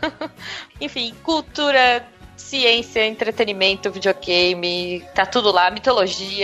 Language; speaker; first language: Portuguese; native; Portuguese